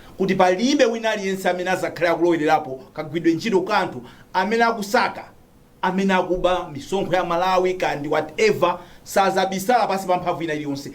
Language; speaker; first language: Nyanja; native; Nyanja